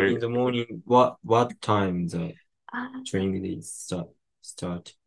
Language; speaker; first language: English; non-native, learner; Japanese